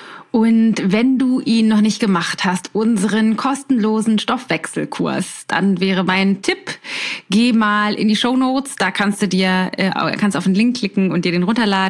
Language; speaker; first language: German; native; German